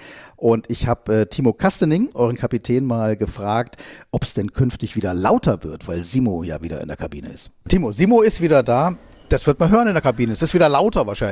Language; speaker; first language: German; native; German